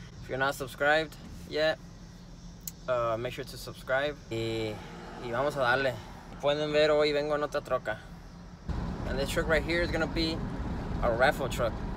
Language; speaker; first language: English; early bilingual, other home language; Spanish